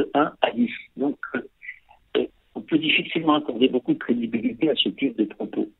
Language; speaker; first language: French; native; French